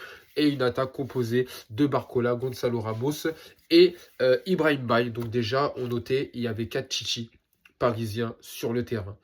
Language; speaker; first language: French; native; French